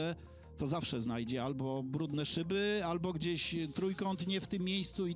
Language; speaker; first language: Polish; native; Polish